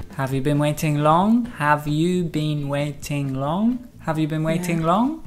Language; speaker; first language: English; native; English